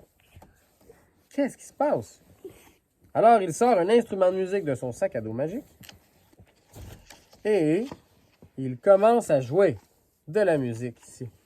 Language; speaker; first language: French; native; French